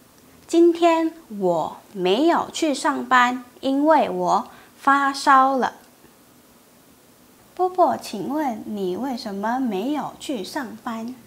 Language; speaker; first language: Chinese; non-native, fluent; Indonesian